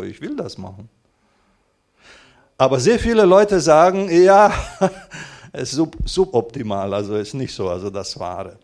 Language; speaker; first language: German; non-native, fluent; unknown